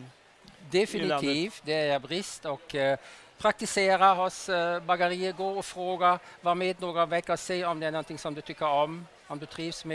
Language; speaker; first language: Swedish; non-native, fluent; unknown